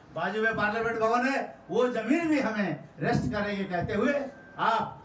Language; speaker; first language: Hindi; non-native, local second language; Telugu